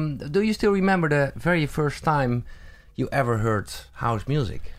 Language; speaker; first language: English; non-native, fluent; Dutch